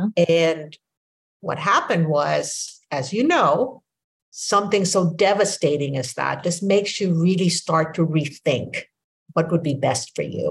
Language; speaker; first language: English; non-native, local second language; Filipino